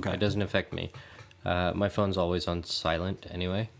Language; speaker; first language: English; native; English